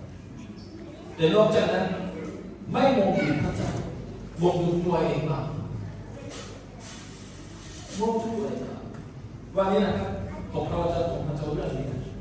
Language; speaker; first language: Thai; non-native, local second language; Lahu